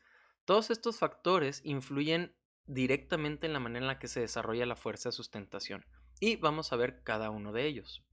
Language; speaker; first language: Spanish; native; Spanish